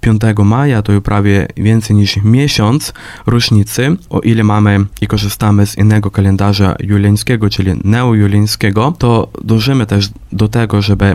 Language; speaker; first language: Polish; non-native, fluent; Ukrainian